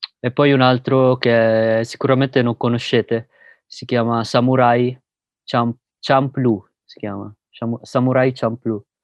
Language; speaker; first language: Italian; early bilingual, other home language; Filipino